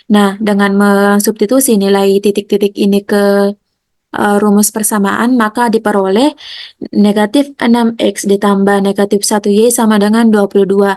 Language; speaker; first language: Indonesian; native; Indonesian